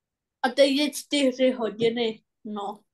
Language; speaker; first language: Czech; non-native, learner; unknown